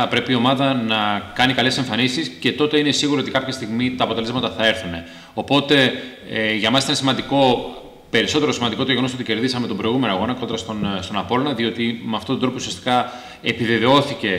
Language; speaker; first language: Greek; native; Greek